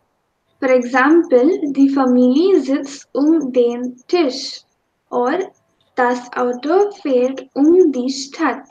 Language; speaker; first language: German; non-native, fluent; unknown